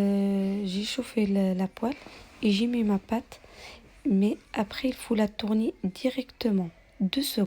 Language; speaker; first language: French; non-native, local second language; Arabic